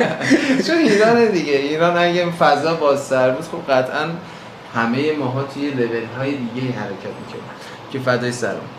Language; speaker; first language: Persian; native; Persian